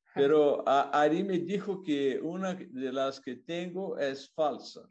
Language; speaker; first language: Spanish; non-native, learner; Portuguese